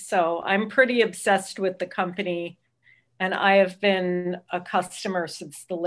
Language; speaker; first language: English; native; English